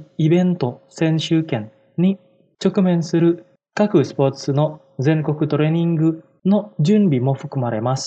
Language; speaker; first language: Japanese; non-native, fluent; Indonesian